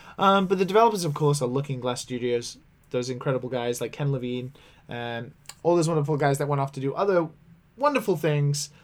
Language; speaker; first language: English; native; English